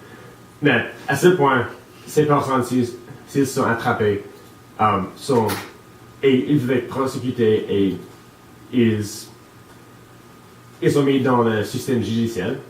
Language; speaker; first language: French; non-native, local second language; English